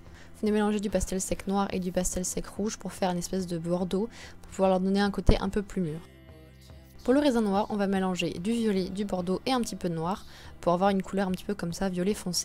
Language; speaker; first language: French; native; French